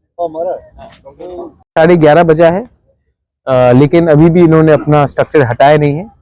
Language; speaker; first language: Hindi; non-native, local second language; Kok Borok